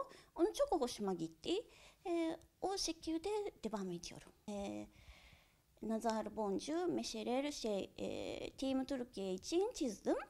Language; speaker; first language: Turkish; non-native, learner; Japanese